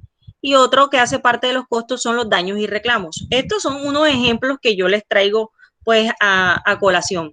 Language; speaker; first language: Spanish; native; Spanish